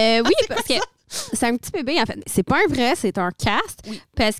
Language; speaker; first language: French; native; French